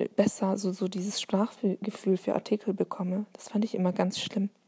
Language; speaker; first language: German; non-native, local second language; Turkish